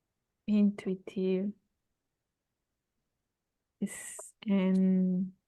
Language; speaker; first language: English; non-native, learner; Spanish